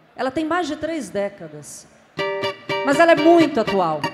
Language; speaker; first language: Portuguese; native; Portuguese